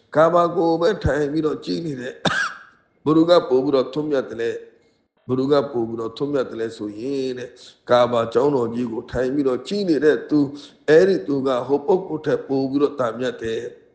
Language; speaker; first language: Burmese; non-native, local second language; Rohingya